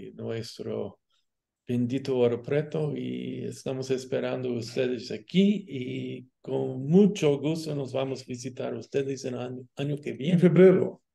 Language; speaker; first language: Portuguese; non-native, fluent; English